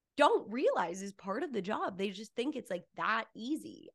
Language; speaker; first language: English; native; English